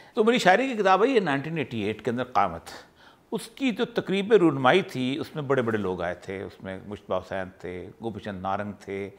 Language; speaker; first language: Urdu; non-native, local second language; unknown